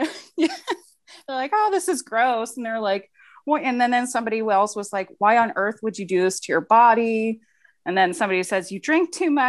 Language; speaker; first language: English; native; English